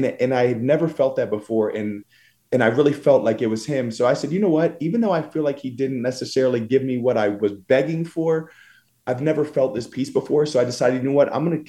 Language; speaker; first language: English; native; English